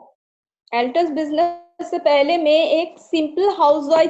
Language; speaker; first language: Hindi; non-native, local second language; Bangla